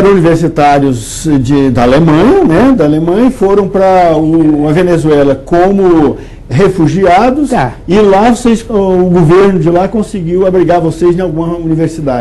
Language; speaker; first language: Portuguese; native; Portuguese